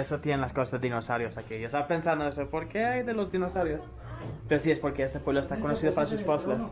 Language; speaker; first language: Spanish; non-native, learner; English